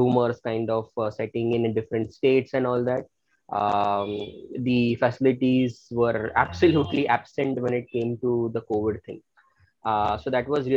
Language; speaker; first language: English; non-native, local second language; Marathi